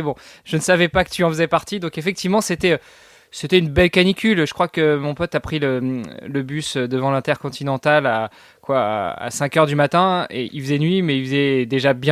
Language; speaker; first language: French; native; French